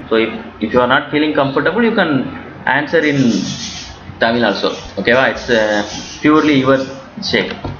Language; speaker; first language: English; non-native, local second language; Tamil